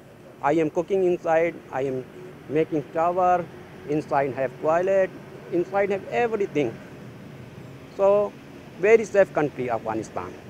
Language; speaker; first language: English; non-native, learner; Korean